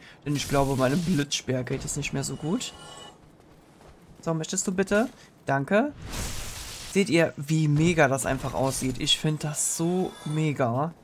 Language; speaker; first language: German; native; German